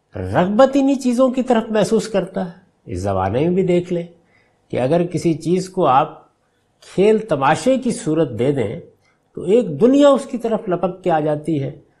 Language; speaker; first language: Urdu; native; Urdu